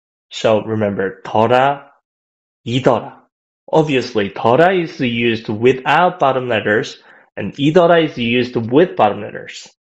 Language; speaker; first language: English; non-native, fluent; Korean